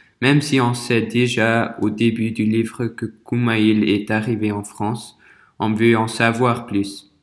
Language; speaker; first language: French; non-native, fluent; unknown